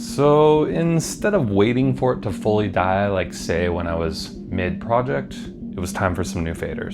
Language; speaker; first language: English; native; English